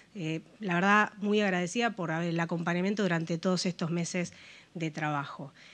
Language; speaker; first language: Spanish; native; Spanish